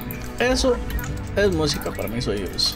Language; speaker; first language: Spanish; native; Spanish